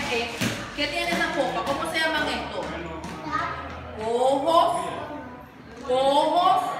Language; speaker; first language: Spanish; native; Spanish